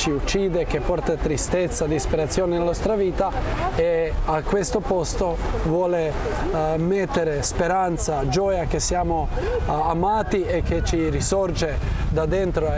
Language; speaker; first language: Italian; non-native, fluent; Croatian